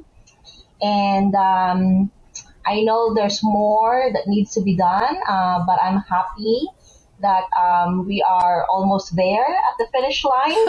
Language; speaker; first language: English; non-native, local second language; Hiligaynon